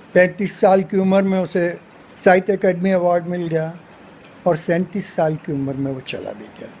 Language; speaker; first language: Hindi; non-native, local second language; Punjabi